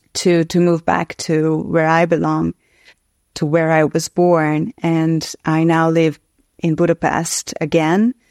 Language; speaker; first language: English; non-native, fluent; Hungarian